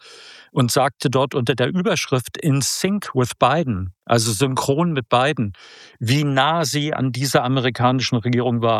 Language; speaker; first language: German; native; German